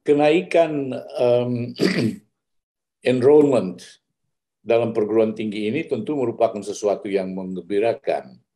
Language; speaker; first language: Malay; native; Malay